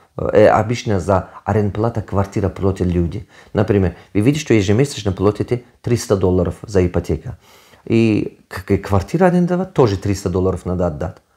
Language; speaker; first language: Russian; non-native, local second language; Tajik